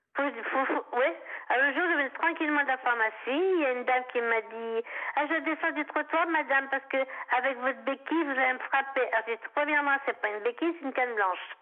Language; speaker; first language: French; native; French